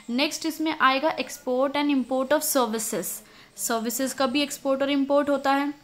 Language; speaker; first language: Hindi; native; Hindi